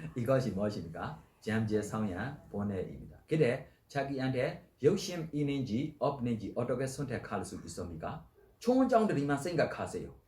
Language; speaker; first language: Korean; non-native, learner; Burmese